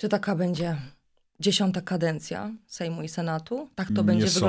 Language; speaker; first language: Polish; native; Polish